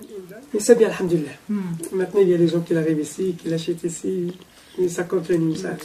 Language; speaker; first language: French; non-native, learner; Arabic